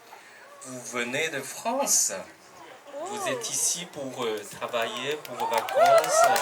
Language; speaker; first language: French; non-native, fluent; Chinese